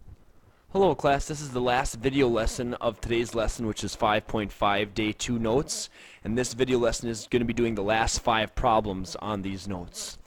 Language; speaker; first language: English; native; English